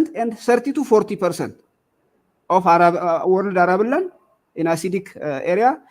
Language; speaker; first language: English; non-native, local second language; Amharic